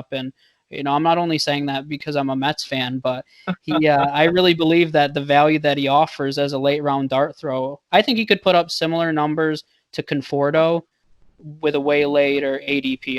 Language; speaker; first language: English; native; English